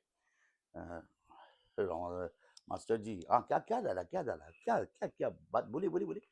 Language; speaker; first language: Hindi; non-native, local second language; Bangla